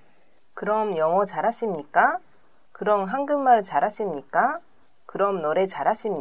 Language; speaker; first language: Korean; non-native, learner; Japanese